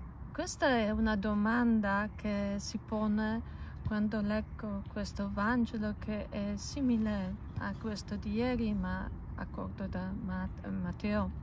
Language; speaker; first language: Italian; non-native, learner; Polish